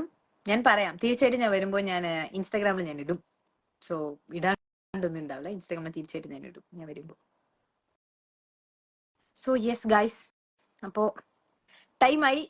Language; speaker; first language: Malayalam; early bilingual, heritage; Malayalam